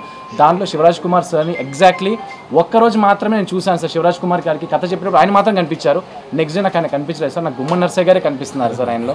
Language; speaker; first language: Telugu; native; Telugu